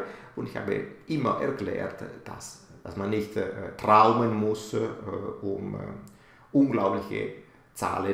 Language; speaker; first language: German; non-native, fluent; Italian